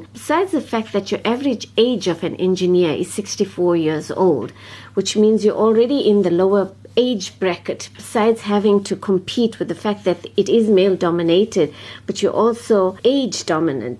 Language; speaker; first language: English; native; English